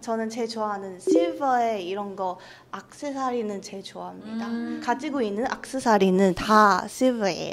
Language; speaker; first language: Korean; non-native, learner; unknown